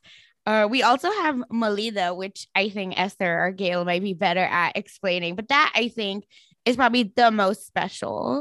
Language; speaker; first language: English; non-native, local second language; Marathi